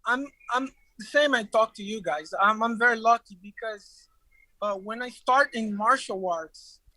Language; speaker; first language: English; non-native, learner; Portuguese